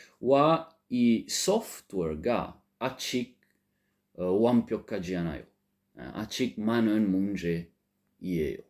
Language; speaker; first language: Korean; non-native, learner; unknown